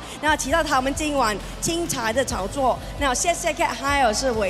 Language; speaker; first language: Chinese; early bilingual, heritage; Chinese